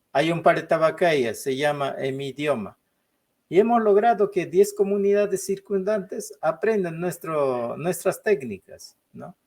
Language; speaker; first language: Spanish; non-native, local second language; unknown